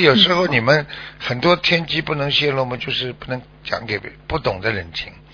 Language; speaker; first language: Chinese; native; Chinese